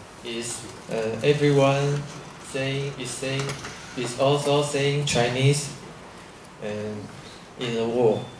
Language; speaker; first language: English; non-native, learner; Chinese